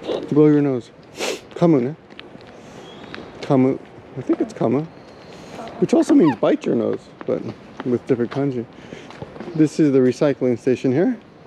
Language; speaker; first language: English; native; English